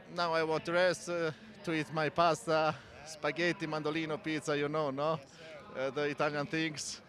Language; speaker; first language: English; non-native, fluent; Italian